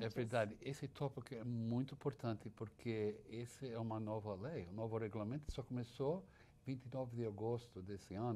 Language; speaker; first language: Portuguese; non-native, fluent; English